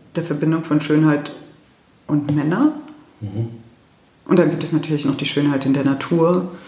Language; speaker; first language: German; early bilingual, heritage; German